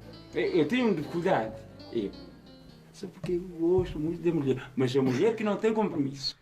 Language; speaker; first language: Portuguese; non-native, local second language; Kabuverdianu